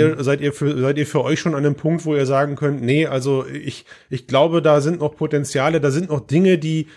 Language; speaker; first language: German; native; German